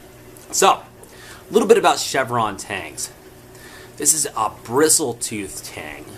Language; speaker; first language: English; native; English